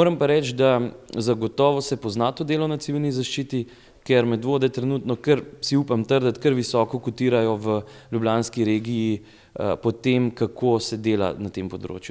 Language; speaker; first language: Slovenian; native; Slovenian